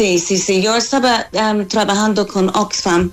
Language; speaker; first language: Spanish; non-native, fluent; English